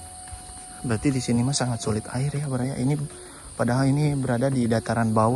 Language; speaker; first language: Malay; non-native, local second language; Sundanese